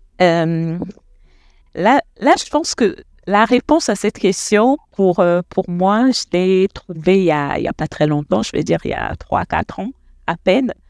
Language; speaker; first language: French; non-native, local second language; Lingala